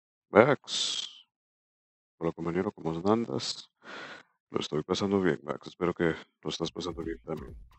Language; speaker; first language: Spanish; non-native, learner; English